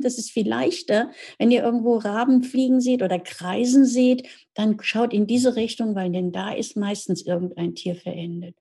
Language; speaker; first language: German; native; German